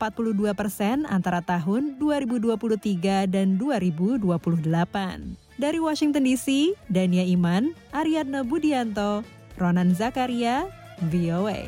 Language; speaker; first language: Indonesian; native; Indonesian